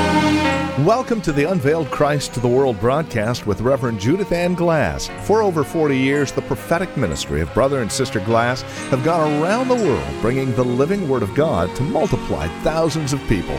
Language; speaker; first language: English; native; English